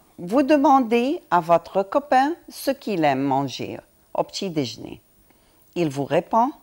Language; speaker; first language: French; non-native, fluent; Arabic